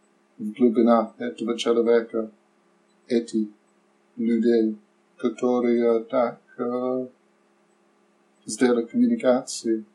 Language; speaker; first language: Russian; non-native, learner; English